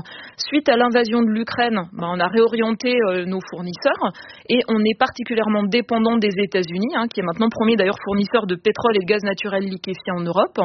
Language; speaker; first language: French; native; French